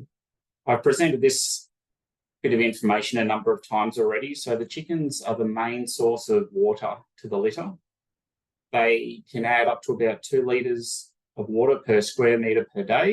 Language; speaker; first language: English; native; English